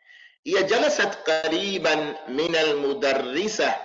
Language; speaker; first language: Arabic; non-native, fluent; English